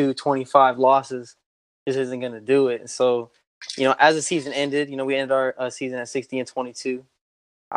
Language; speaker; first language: English; native; English